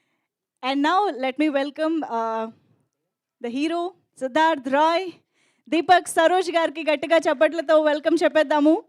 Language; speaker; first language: Telugu; native; Telugu